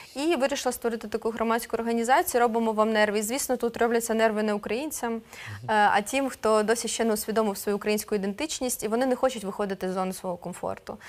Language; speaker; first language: Ukrainian; non-native, local second language; Russian